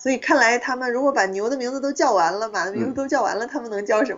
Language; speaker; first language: Chinese; native; Chinese